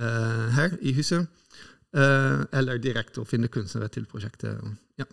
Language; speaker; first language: Norwegian; non-native, fluent; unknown